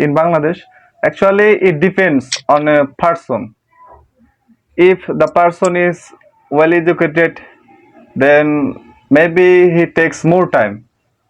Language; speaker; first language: English; non-native, learner; Bangla